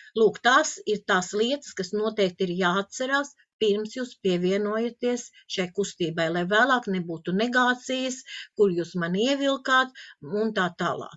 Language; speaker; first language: Latvian; non-native, local second language; Russian